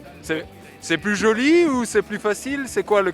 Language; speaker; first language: French; native; French